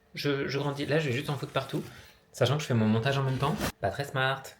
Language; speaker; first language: French; native; French